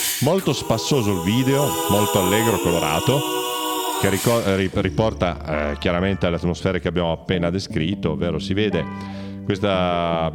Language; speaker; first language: Italian; native; Italian